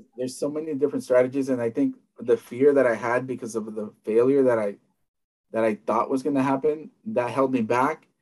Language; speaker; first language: English; native; English